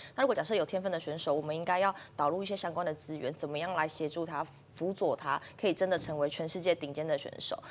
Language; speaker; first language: Chinese; native; Chinese